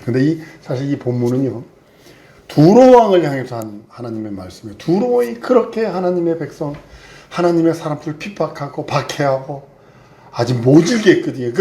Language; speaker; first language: Korean; native; Korean